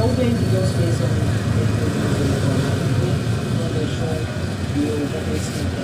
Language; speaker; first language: Portuguese; non-native, learner; Filipino